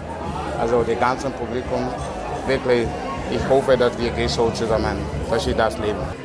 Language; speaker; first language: German; non-native, learner; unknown